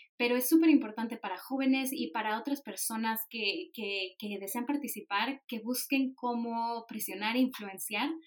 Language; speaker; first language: Spanish; native; Spanish